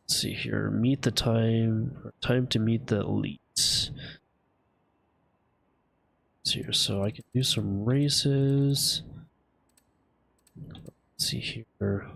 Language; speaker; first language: English; native; English